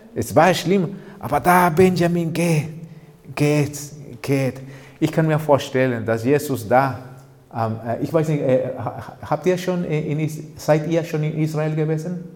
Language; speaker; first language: German; non-native, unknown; Spanish